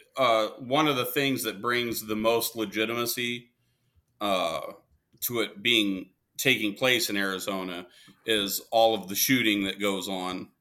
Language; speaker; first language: English; native; English